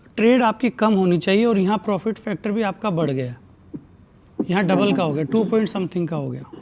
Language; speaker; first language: Hindi; native; Hindi